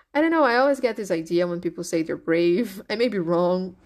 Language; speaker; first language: English; non-native, fluent; Portuguese